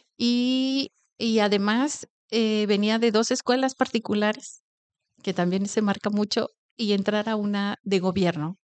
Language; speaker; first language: Spanish; native; Spanish